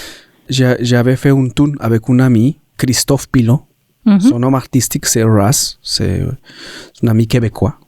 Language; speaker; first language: French; non-native, learner; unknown